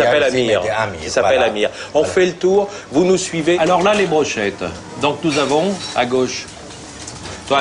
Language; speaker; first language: French; native; French